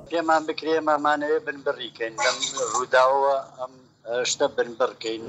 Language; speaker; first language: Central Kurdish; non-native, local second language; Gurani